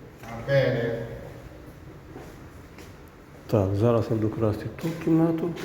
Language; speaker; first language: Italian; non-native, learner; Ukrainian